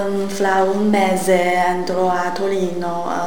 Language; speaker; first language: Italian; non-native, learner; Chinese